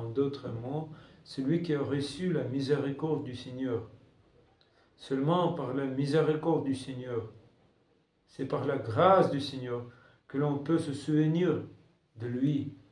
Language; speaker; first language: French; non-native, fluent; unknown